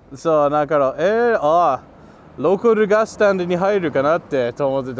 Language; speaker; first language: Japanese; non-native, fluent; English